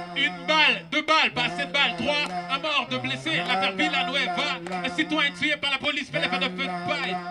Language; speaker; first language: French; native; French